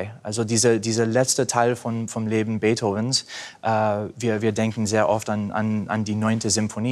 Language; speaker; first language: German; non-native, fluent; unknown